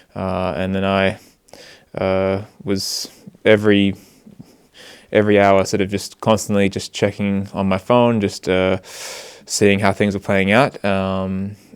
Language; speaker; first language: English; native; English